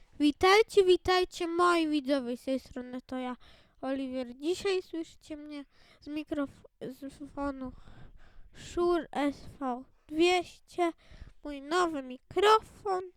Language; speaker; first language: Polish; native; Polish